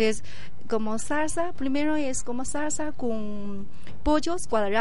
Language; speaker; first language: Spanish; non-native, learner; Chinese